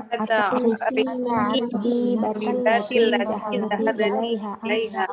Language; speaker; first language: Arabic; non-native, learner; Indonesian